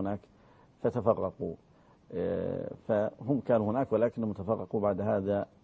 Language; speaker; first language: Arabic; native; Arabic